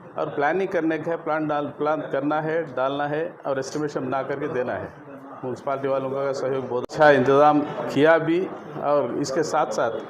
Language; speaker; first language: Urdu; native; Urdu